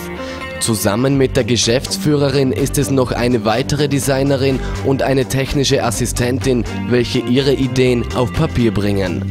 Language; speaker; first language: German; native; German